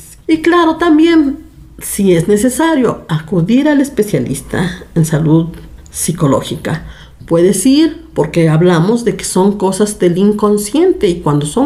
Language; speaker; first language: Spanish; native; Spanish